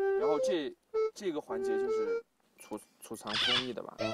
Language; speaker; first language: Chinese; native; Chinese